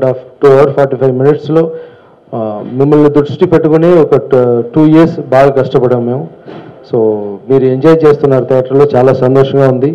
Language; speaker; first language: Telugu; non-native, local second language; Tamil